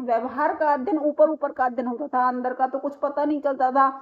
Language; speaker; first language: Hindi; native; Hindi